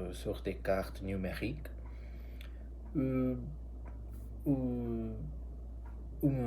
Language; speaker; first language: French; non-native, learner; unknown